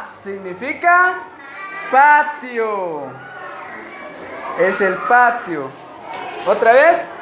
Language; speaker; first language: Spanish; non-native, local second language; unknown